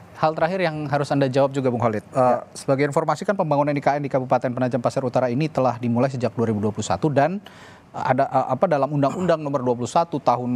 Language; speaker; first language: Indonesian; native; Indonesian